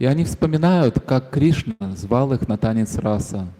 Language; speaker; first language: Russian; native; Russian